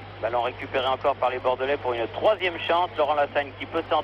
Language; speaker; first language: French; native; French